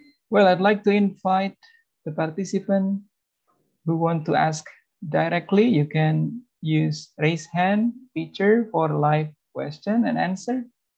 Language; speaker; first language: English; non-native, fluent; Indonesian